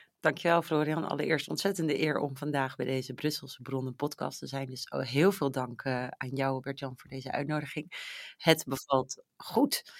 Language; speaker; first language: Dutch; native; Dutch